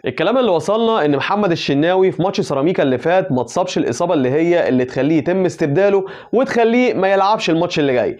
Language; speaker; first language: Arabic; native; Arabic